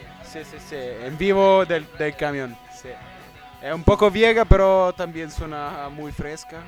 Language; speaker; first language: Spanish; non-native, learner; Italian